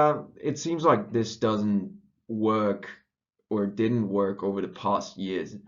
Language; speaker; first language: English; non-native, fluent; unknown